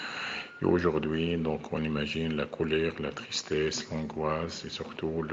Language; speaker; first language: French; non-native, fluent; Arabic